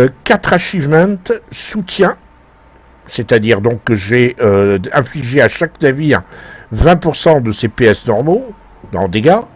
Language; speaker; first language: French; native; French